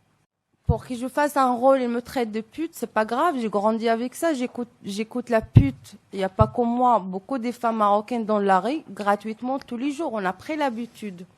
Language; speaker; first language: French; non-native, local second language; Arabic